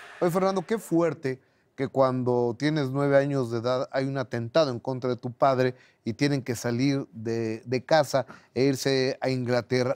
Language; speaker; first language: Spanish; native; Spanish